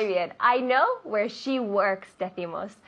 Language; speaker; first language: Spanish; non-native, fluent; English